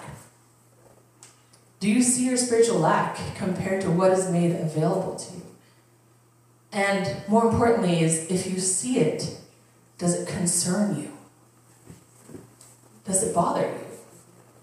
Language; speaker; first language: English; native; English